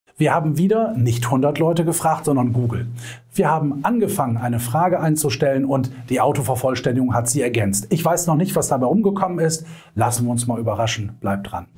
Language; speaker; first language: German; native; German